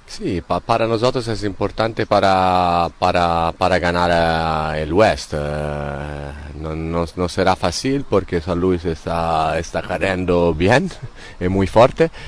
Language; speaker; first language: Spanish; non-native, learner; Italian